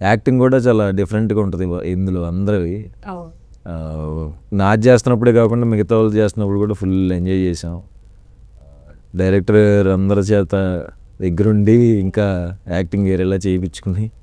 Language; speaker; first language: Telugu; native; Telugu